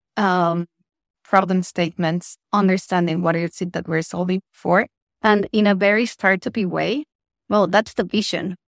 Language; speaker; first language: English; non-native, fluent; Spanish